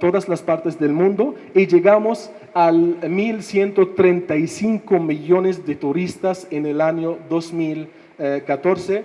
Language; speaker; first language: Spanish; non-native, fluent; Arabic